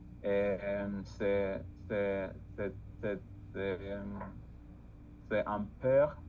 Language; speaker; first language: French; non-native, learner; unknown